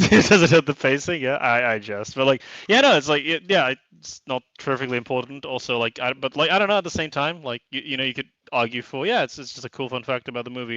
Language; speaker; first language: English; native; English